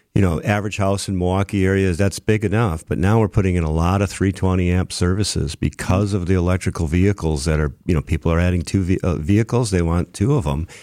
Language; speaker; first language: English; native; English